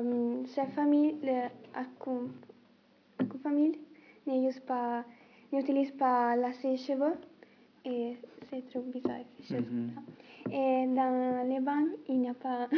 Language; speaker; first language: French; non-native, learner; Italian